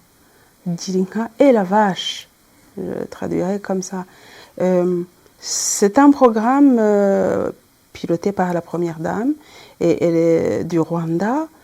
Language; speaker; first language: French; non-native, local second language; Kinyarwanda